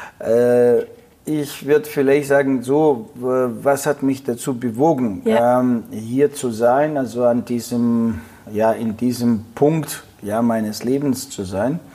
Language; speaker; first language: German; non-native, fluent; Russian